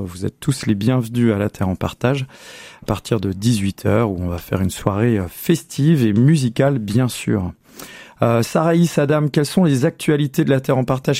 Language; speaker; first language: French; native; French